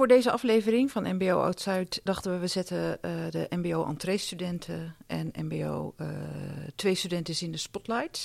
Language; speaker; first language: Dutch; native; Dutch